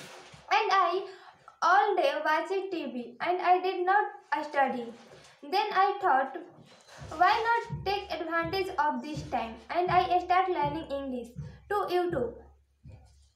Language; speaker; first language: English; non-native, learner; Hindi